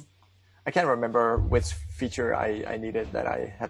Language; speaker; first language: English; non-native, fluent; Danish